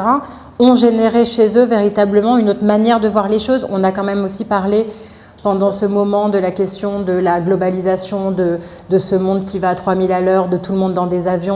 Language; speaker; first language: French; native; French